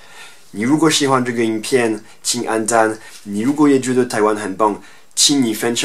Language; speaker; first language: Chinese; non-native, fluent; French